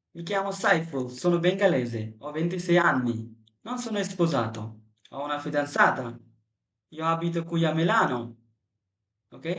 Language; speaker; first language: Italian; non-native, fluent; Bangla